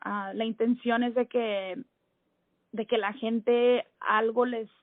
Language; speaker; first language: Spanish; early bilingual, other home language; English